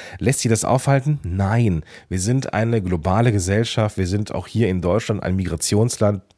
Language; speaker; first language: German; native; German